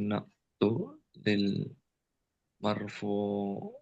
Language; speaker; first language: Arabic; non-native, learner; Indonesian